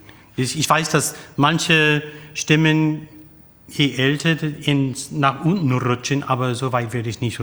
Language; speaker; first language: German; non-native, fluent; English